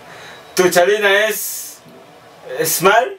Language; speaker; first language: Spanish; native; Spanish